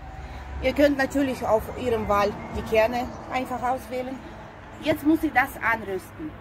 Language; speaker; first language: German; non-native, fluent; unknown